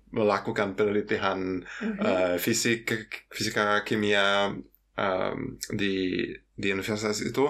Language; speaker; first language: Indonesian; non-native, fluent; German